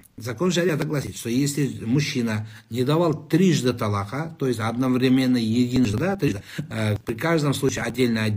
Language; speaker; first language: Russian; non-native, local second language; Kazakh